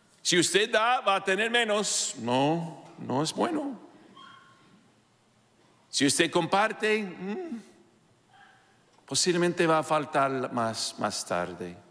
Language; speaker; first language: Spanish; non-native, fluent; English